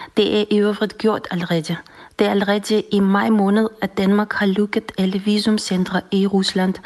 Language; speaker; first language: Danish; non-native, fluent; Russian